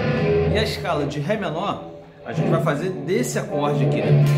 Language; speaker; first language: Portuguese; native; Portuguese